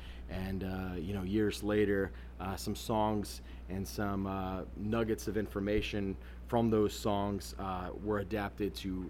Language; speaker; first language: English; native; English